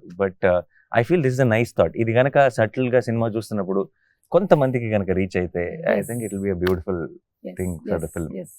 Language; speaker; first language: Telugu; native; Telugu